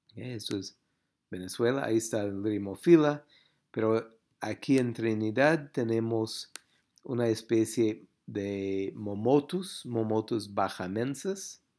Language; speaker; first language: Spanish; non-native, fluent; English